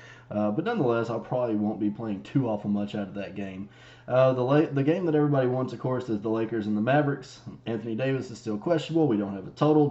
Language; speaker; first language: English; native; English